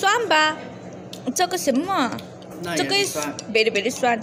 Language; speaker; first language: Chinese; non-native, learner; Nepali